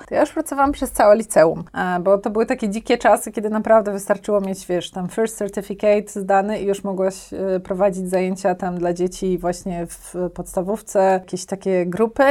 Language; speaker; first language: Polish; native; Polish